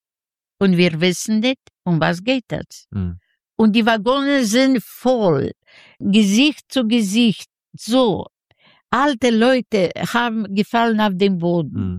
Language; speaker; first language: German; non-native, fluent; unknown